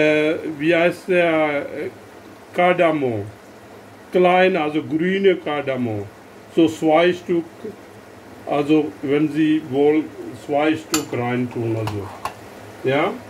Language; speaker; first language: German; non-native, learner; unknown